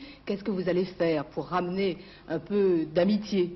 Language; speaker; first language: French; native; French